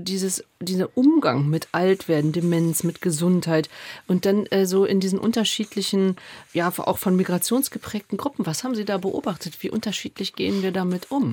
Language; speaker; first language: German; native; German